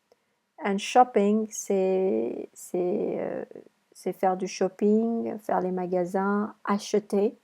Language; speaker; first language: French; non-native, fluent; English